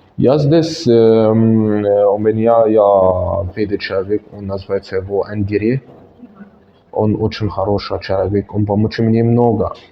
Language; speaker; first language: Russian; non-native, learner; Arabic